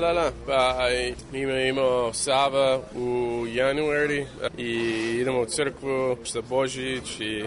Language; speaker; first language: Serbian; early bilingual, heritage; English